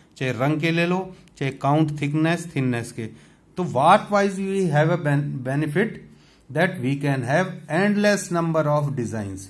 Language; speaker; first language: Hindi; native; Hindi